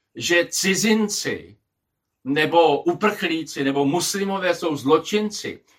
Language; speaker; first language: Czech; native; Czech